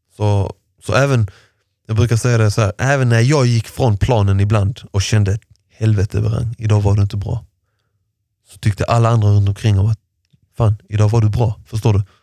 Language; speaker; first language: Swedish; early bilingual, other home language; Persian